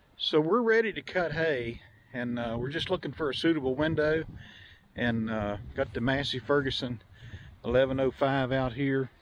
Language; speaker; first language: English; native; English